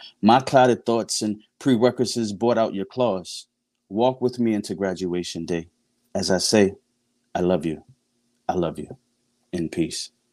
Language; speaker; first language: English; native; English